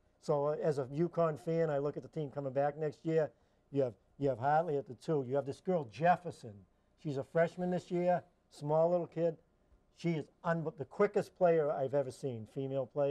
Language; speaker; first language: English; native; English